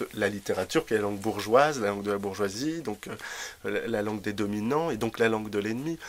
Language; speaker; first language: French; native; French